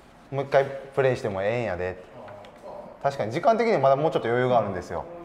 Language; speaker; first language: Japanese; native; Japanese